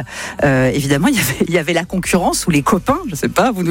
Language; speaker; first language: French; native; French